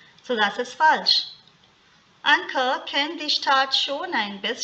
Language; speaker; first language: German; non-native, fluent; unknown